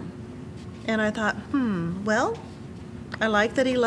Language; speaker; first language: English; native; English